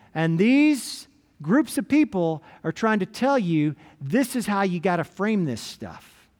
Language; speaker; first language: English; native; English